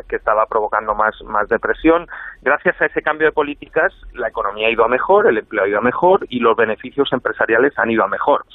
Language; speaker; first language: Spanish; native; Spanish